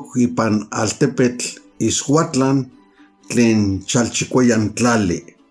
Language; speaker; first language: Spanish; non-native, local second language; Nahuatl languages